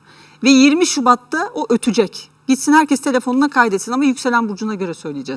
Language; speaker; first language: Turkish; native; Turkish